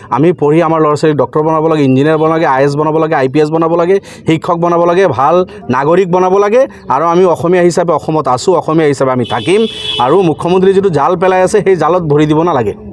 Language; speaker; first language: Assamese; non-native, local second language; Bangla